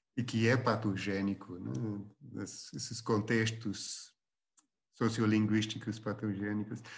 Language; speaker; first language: Portuguese; non-native, fluent; Dutch